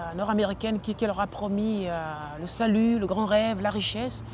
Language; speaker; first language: French; non-native, local second language; Ewe